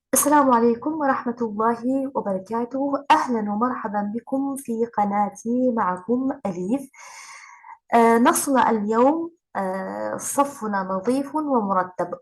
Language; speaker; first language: Arabic; non-native, fluent; Turkish